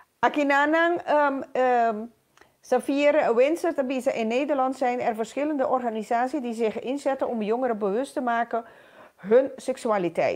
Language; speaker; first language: Dutch; non-native, local second language; Papiamento